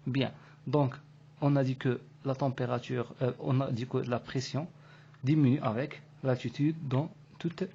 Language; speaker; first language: French; non-native, local second language; Arabic